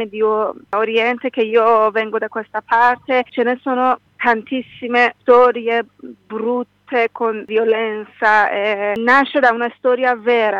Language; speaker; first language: Italian; non-native, learner; Persian